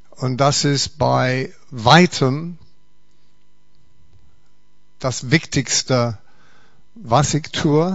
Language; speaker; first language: German; non-native, fluent; English